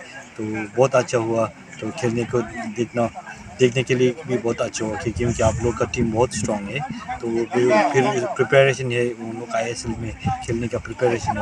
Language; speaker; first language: Hindi; non-native, fluent; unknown